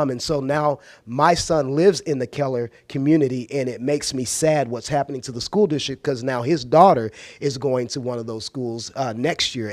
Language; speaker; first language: English; native; English